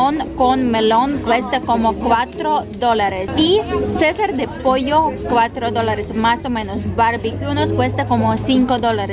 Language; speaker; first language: Spanish; non-native, fluent; Ukrainian